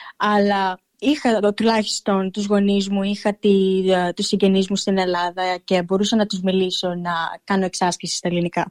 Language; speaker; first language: Greek; early bilingual, heritage; Greek